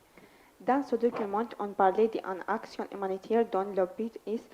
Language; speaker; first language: French; non-native, learner; Arabic